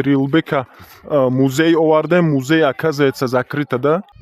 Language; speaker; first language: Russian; non-native, local second language; Tajik